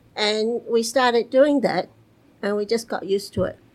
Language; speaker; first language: English; early bilingual, other home language; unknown